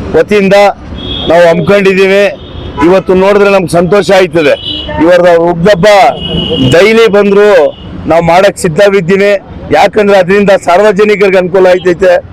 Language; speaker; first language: Kannada; non-native, local second language; Urdu